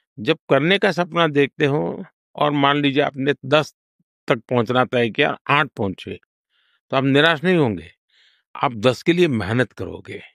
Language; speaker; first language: Hindi; non-native, local second language; Gujarati